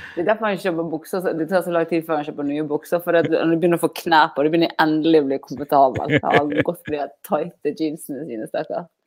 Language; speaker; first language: Norwegian; native; Norwegian